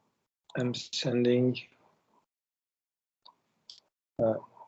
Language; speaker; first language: English; non-native, learner; French